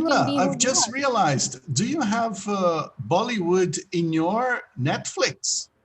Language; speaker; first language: English; non-native, fluent; Portuguese